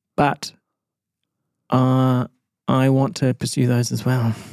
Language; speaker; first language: English; native; English